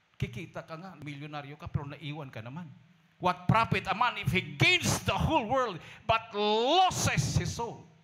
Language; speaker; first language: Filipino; non-native, local second language; Cebuano